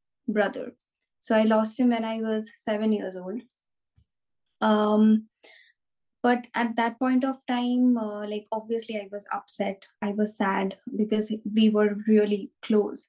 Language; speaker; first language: English; non-native, local second language; Bangla